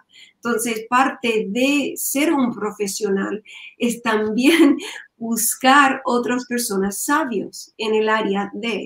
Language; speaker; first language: Spanish; non-native, learner; English